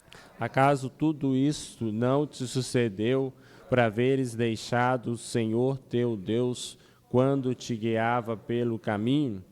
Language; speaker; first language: Portuguese; native; Portuguese